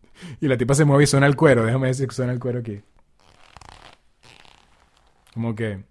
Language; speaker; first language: Spanish; native; Spanish